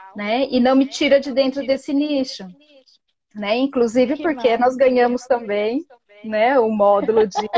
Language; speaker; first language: Portuguese; native; Portuguese